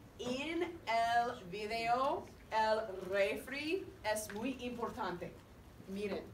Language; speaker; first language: Spanish; non-native, fluent; English